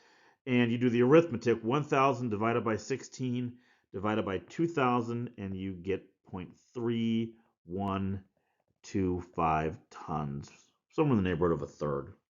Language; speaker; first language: English; native; English